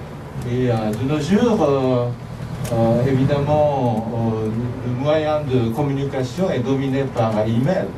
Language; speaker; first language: French; non-native, fluent; Japanese